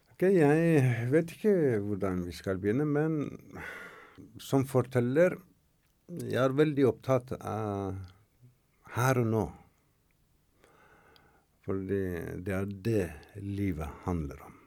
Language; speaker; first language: Norwegian; non-native, fluent; Persian